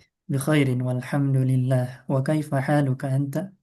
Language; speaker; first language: Arabic; non-native, fluent; Indonesian